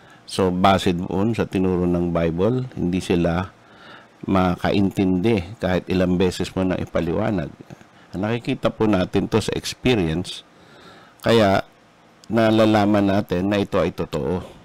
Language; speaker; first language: Filipino; native; Filipino